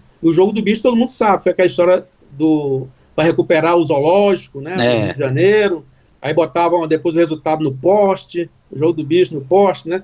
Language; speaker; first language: Portuguese; native; Portuguese